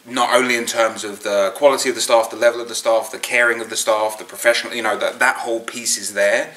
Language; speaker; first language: English; native; English